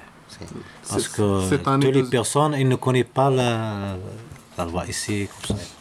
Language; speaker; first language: French; non-native, learner; Arabic